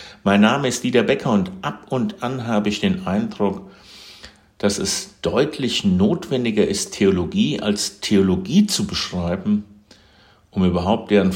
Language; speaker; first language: German; native; German